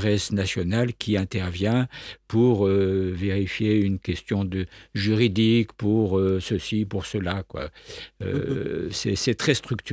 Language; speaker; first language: French; native; French